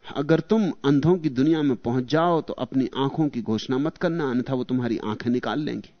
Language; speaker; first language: Hindi; native; Hindi